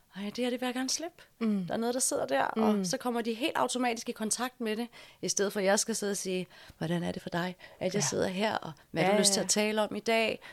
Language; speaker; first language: Danish; early bilingual, other home language; English